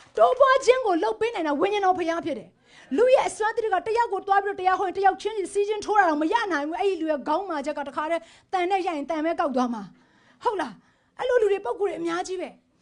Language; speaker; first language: Burmese; native; Burmese